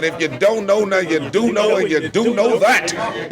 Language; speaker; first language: English; native; English